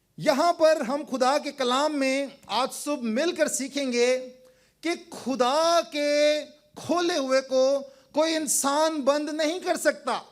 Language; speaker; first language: Urdu; non-native, local second language; Punjabi